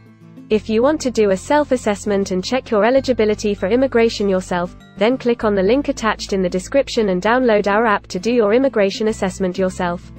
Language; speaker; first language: English; non-native, local second language; Hindi